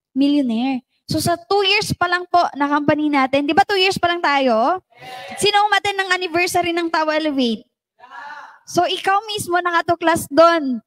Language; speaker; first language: Filipino; non-native, local second language; Bikol